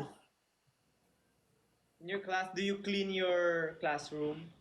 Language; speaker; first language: English; non-native, local second language; Filipino